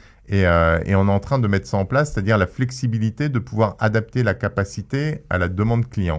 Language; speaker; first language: French; native; French